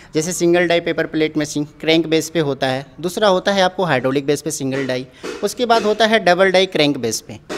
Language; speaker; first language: Hindi; native; Hindi